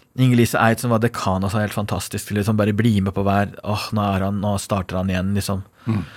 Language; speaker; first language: Norwegian; non-native, fluent; Persian